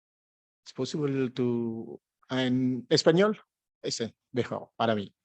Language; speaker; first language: Spanish; non-native, fluent; French